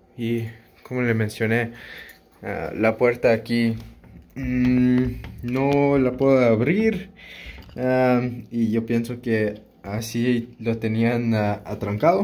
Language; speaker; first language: Spanish; early bilingual, heritage; English